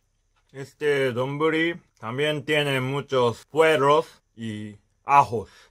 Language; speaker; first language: Spanish; non-native, learner; Japanese